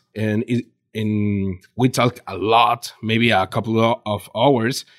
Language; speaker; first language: English; non-native, learner; Spanish